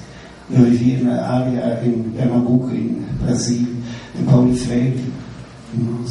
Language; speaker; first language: Spanish; non-native, fluent; German